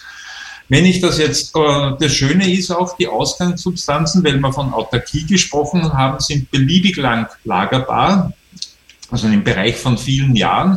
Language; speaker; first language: German; native; German